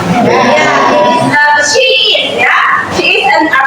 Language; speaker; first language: English; non-native, fluent; Indonesian